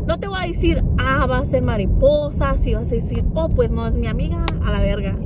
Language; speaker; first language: Spanish; early bilingual, heritage; Spanish